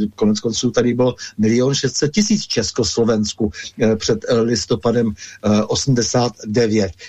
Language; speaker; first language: Czech; native; Czech